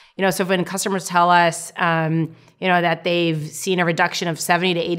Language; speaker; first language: English; non-native, fluent; Hebrew